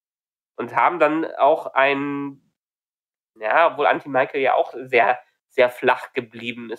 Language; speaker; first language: German; native; German